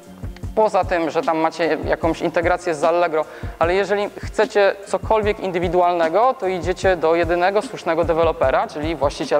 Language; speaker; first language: Polish; native; Polish